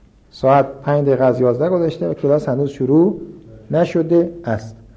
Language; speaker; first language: Persian; native; Persian